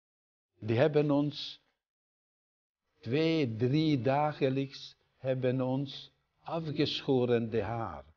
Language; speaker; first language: Dutch; non-native, fluent; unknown